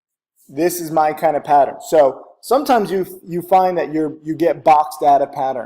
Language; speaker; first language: English; native; English